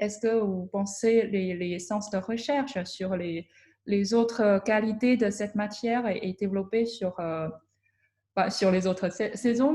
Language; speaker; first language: French; non-native, fluent; Chinese